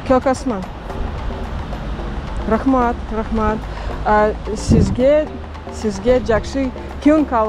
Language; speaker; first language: Kyrgyz; non-native, learner; Russian